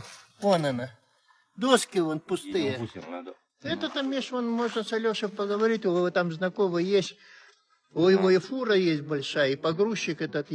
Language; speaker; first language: Russian; native; Russian